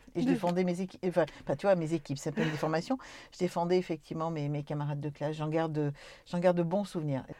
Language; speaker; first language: French; native; French